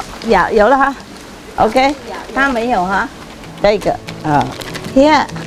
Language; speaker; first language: Chinese; non-native, fluent; Vietnamese